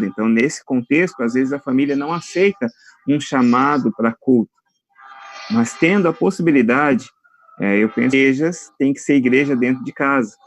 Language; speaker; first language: Portuguese; native; Portuguese